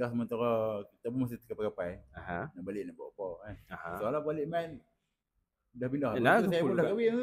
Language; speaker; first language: Malay; native; Malay